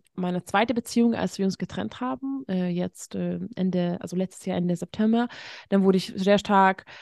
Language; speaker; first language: German; non-native, fluent; Hungarian